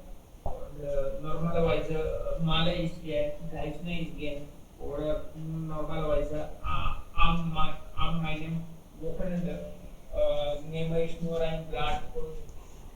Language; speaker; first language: German; non-native, learner; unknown